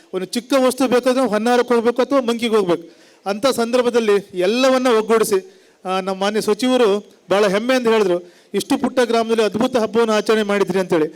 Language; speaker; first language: Kannada; native; Kannada